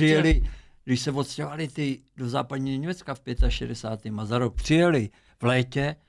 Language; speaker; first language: Czech; native; Czech